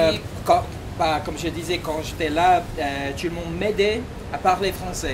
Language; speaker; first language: French; non-native, fluent; English